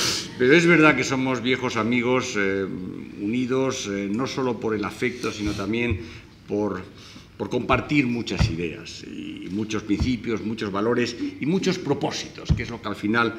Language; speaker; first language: Spanish; native; Spanish